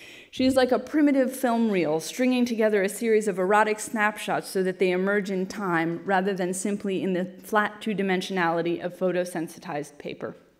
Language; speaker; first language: English; native; English